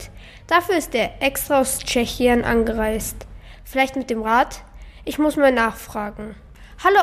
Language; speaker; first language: German; native; German